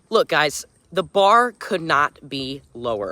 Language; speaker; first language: English; native; English